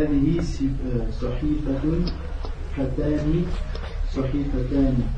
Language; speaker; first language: Arabic; non-native, learner; French